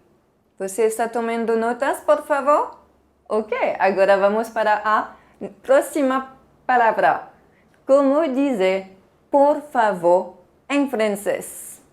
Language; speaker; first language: Portuguese; non-native, fluent; French